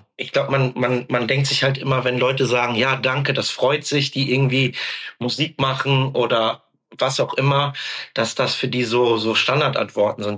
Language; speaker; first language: German; native; German